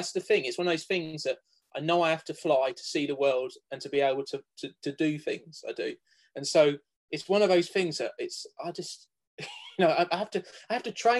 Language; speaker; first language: English; native; English